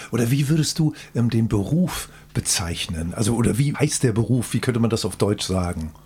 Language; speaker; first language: German; native; German